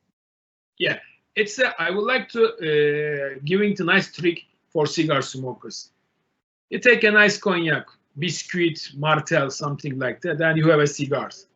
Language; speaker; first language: English; non-native, learner; Turkish